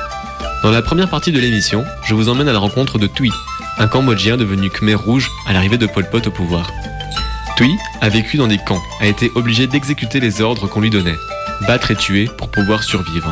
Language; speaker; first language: French; native; French